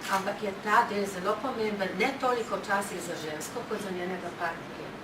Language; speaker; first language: Slovenian; native; Slovenian